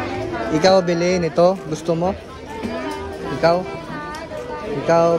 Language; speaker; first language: Filipino; non-native, learner; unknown